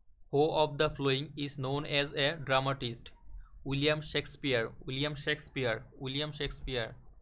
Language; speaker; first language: English; non-native, local second language; Bangla